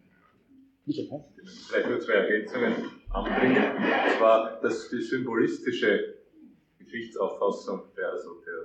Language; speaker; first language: German; native; German